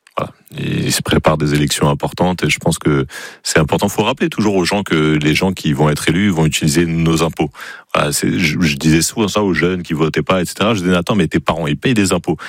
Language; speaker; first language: French; native; French